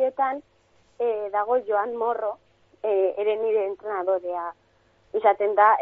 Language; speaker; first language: Basque; non-native, local second language; Spanish